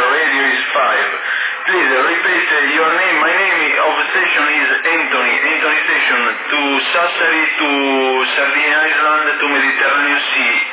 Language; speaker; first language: English; non-native, learner; Italian